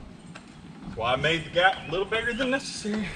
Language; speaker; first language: English; native; English